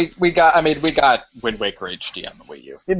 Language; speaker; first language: English; native; English